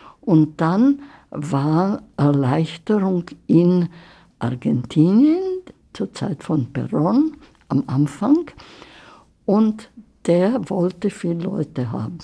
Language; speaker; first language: German; early bilingual, heritage; German